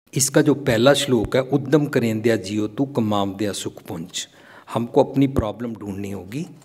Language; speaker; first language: Hindi; non-native, local second language; Punjabi